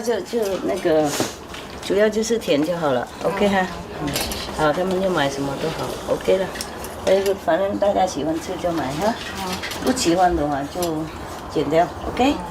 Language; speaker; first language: Chinese; non-native, fluent; Vietnamese